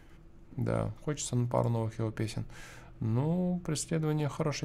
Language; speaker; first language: Russian; native; Russian